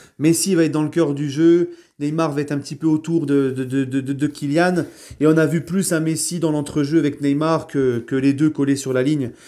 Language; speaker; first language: French; native; French